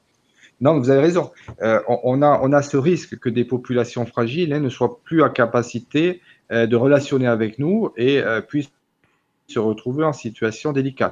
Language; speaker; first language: French; native; French